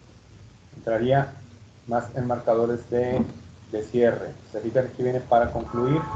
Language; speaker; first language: Spanish; native; Spanish